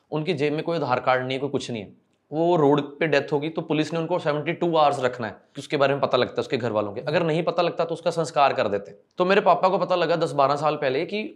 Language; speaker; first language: Hindi; non-native, local second language; Punjabi